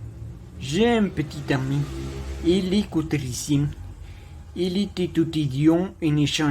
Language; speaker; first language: French; non-native, learner; Spanish